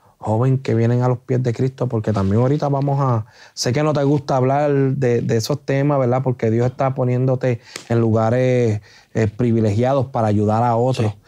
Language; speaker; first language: Spanish; native; Spanish